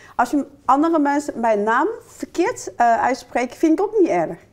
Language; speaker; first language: Dutch; non-native, fluent; Chinese